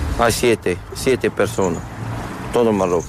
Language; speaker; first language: Spanish; non-native, learner; Arabic